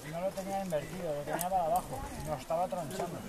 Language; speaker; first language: Spanish; native; Spanish